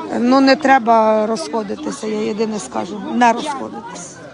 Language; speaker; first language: Ukrainian; native; Ukrainian